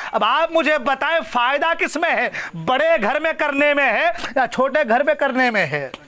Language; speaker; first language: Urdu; non-native, local second language; Assamese